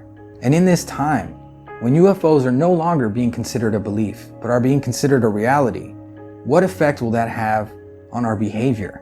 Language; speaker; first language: English; native; English